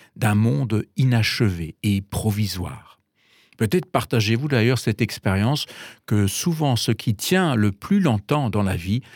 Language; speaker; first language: French; non-native, fluent; German